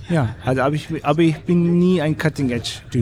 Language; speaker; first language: German; non-native, fluent; Turkish